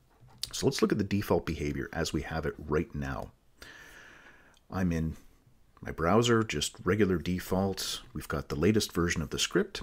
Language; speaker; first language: English; native; English